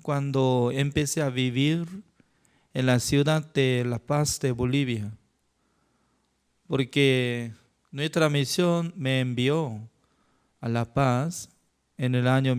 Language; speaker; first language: Spanish; non-native, learner; Korean